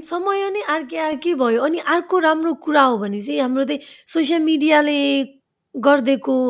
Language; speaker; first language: Nepali; early bilingual, heritage; Nepali